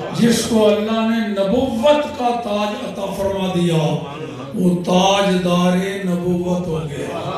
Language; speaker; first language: Urdu; non-native, local second language; Punjabi